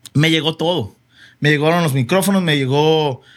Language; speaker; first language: Spanish; early bilingual, other home language; English